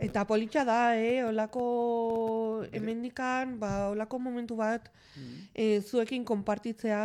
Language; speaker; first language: Basque; non-native, local second language; Spanish